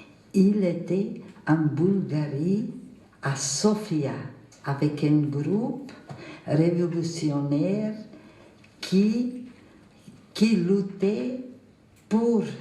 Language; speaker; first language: French; non-native, fluent; Macedonian